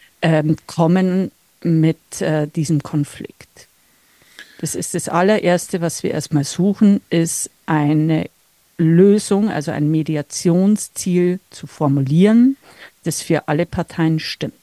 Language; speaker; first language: German; native; German